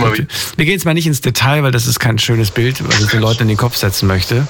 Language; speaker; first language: German; native; German